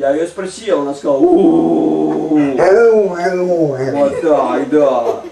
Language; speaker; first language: Russian; native; Russian